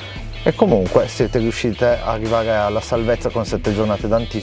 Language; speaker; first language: Italian; native; Italian